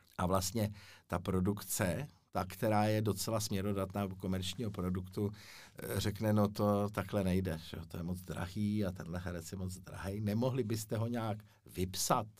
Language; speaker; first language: Czech; native; Czech